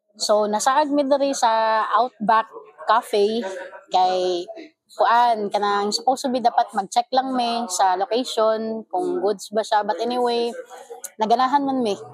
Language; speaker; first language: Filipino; non-native, local second language; Cebuano